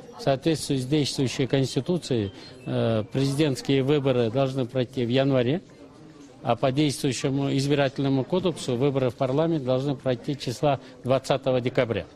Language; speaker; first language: Russian; non-native, local second language; Kyrgyz